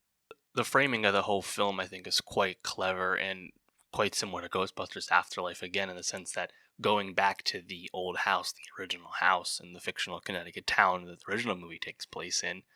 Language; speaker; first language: English; native; English